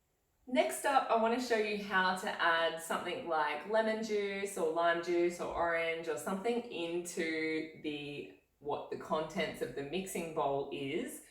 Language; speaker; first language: English; native; English